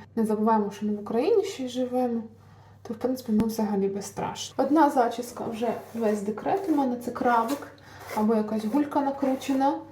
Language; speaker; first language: Ukrainian; native; Ukrainian